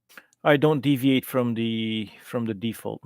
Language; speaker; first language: English; native; English